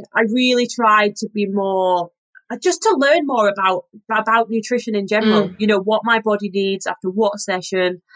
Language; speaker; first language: English; native; English